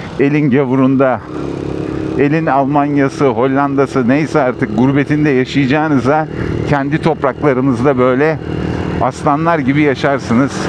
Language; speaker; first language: Turkish; early bilingual, heritage; Turkish